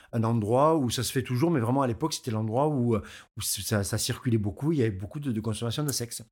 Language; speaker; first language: French; native; French